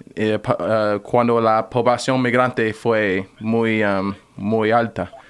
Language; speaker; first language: Spanish; non-native, fluent; English